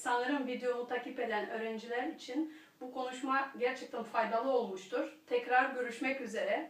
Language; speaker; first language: Turkish; non-native, fluent; Russian